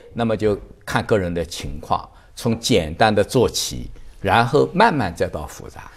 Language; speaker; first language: Chinese; native; Chinese